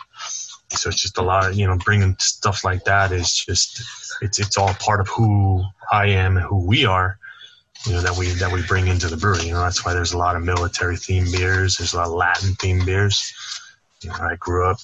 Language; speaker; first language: English; native; English